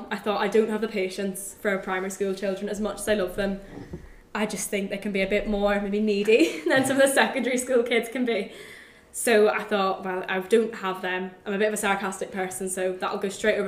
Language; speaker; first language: English; native; English